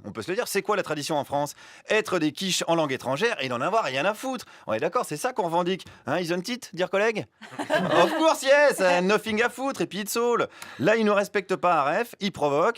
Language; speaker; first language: French; native; French